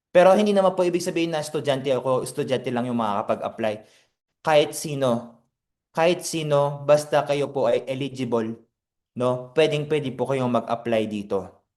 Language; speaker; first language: Filipino; non-native, fluent; Korean